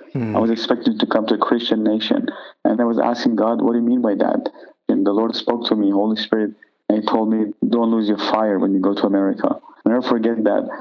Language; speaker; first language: English; non-native, fluent; Persian